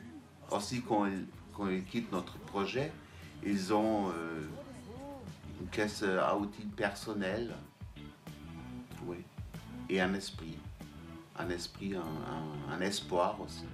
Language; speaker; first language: French; non-native, fluent; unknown